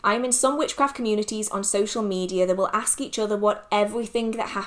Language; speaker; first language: English; native; English